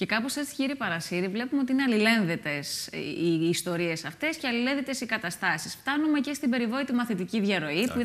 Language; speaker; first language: Greek; native; Greek